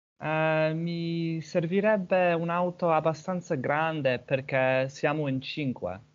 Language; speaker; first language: Italian; non-native, learner; English